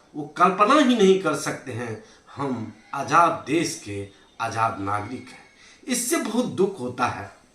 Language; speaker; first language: Hindi; native; Hindi